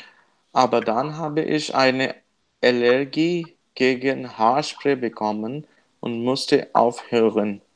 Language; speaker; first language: German; non-native, learner; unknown